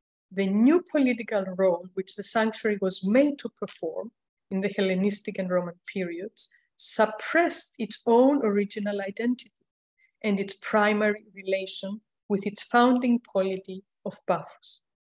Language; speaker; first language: English; non-native, fluent; Greek